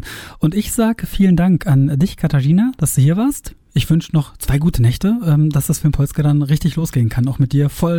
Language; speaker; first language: German; native; German